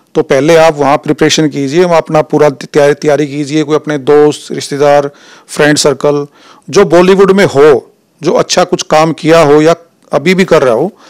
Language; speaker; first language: Hindi; native; Hindi